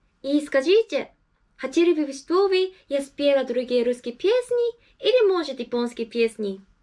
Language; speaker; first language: Russian; non-native, learner; Japanese